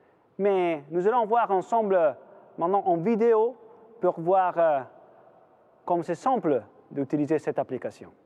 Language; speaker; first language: French; non-native, fluent; Italian